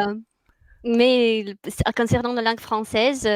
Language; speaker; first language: French; non-native, fluent; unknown